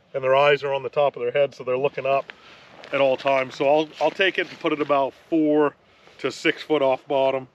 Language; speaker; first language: English; native; English